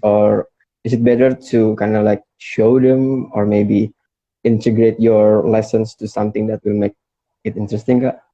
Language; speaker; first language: English; non-native, fluent; Indonesian